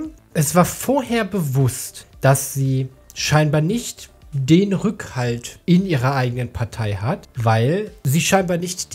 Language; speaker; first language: German; native; German